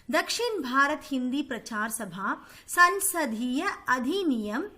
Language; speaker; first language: Hindi; non-native, local second language; Tamil